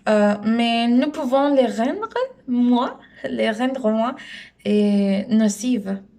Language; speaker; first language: French; non-native, learner; Spanish